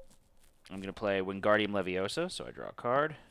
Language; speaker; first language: English; native; English